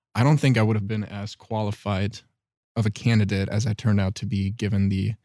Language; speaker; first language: English; non-native, fluent; German